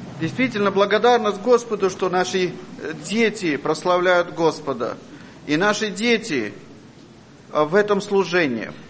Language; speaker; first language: Russian; non-native, fluent; Armenian